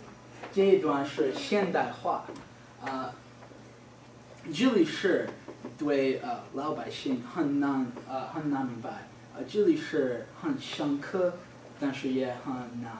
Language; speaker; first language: Chinese; non-native, learner; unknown